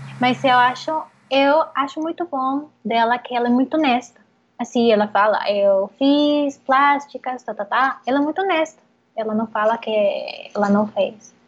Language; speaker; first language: Portuguese; non-native, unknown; Spanish